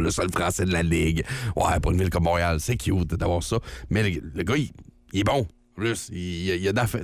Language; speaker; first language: French; native; French